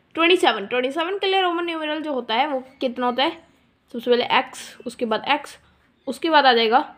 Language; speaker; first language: Hindi; non-native, local second language; Punjabi